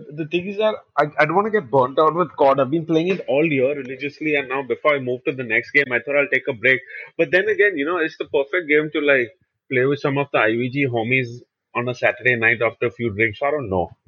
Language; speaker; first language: English; non-native, local second language; Hindi